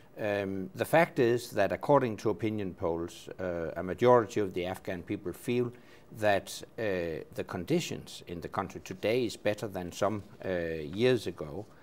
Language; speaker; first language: English; non-native, fluent; Danish